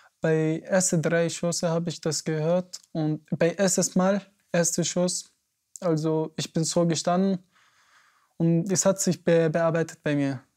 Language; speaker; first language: German; non-native, learner; Arabic